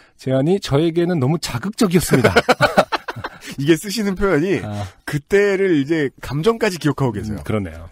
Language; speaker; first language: Korean; native; Korean